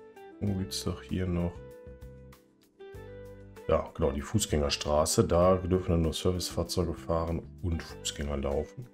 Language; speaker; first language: German; native; German